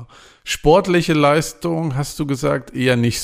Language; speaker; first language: German; native; German